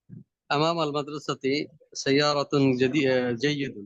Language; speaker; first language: Arabic; non-native, learner; Bangla